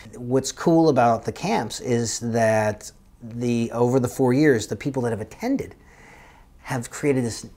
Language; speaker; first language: English; native; English